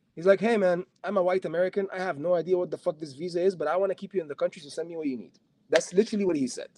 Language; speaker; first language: English; non-native, fluent; Arabic